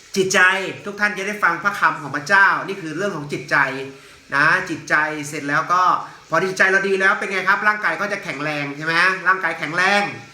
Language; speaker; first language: Thai; native; Thai